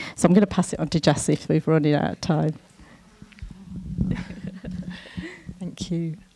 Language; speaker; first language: English; native; English